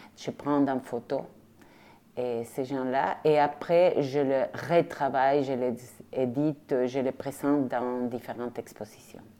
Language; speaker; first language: French; non-native, fluent; Spanish